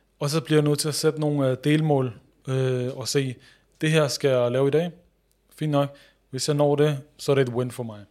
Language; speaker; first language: Danish; early bilingual, other home language; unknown